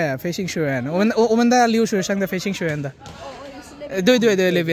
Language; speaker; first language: Chinese; non-native, learner; Bangla